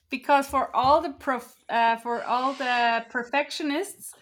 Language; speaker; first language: English; non-native, fluent; Swiss German